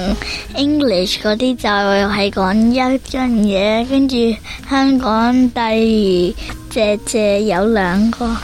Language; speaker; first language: Cantonese; early bilingual, heritage; Cantonese